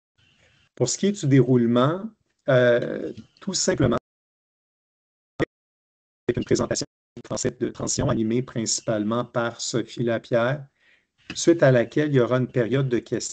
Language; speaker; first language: French; native; French